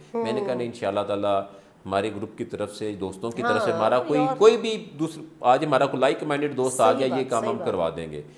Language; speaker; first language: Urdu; non-native, local second language; Punjabi